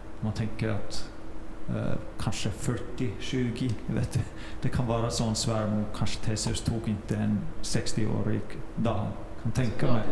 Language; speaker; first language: Swedish; non-native, fluent; Finnish